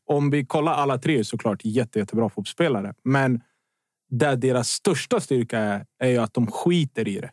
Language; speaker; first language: Swedish; early bilingual, other home language; Bosnian